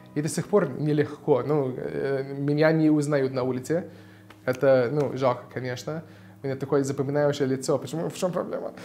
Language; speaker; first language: Russian; non-native, fluent; English